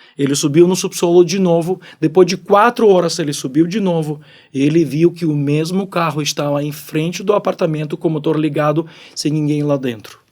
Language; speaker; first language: Portuguese; non-native, fluent; Ukrainian